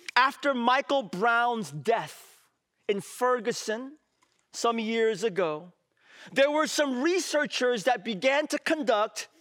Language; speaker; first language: English; native; English